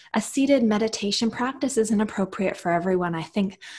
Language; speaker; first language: English; native; English